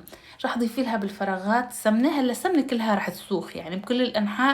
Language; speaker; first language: Arabic; native; Arabic